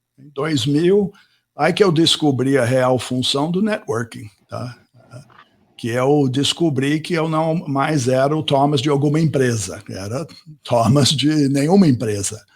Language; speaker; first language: Portuguese; non-native, fluent; English